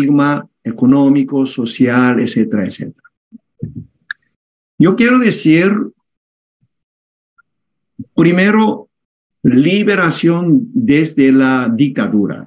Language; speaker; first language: Spanish; non-native, fluent; Korean